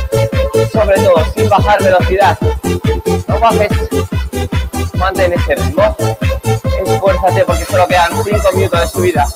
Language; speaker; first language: Spanish; native; Spanish